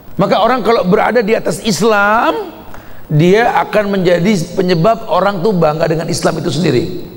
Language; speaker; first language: Indonesian; native; Indonesian